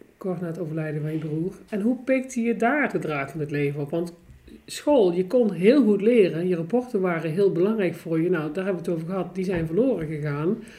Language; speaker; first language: Dutch; native; Dutch